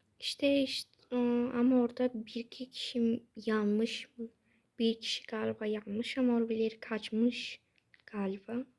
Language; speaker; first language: Turkish; early bilingual, heritage; Turkish